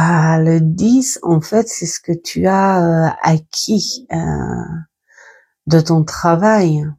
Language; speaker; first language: French; native; French